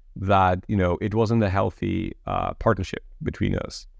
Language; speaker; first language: English; early bilingual, other home language; Polish